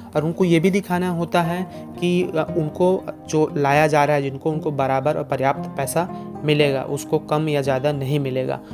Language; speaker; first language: Hindi; native; Hindi